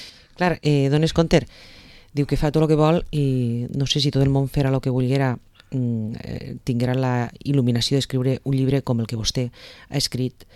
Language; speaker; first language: Catalan; native; Catalan